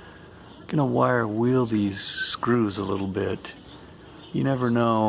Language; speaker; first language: English; native; English